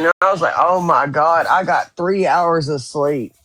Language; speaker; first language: English; native; English